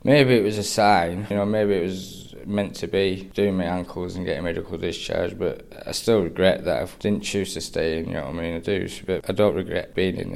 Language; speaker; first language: English; native; English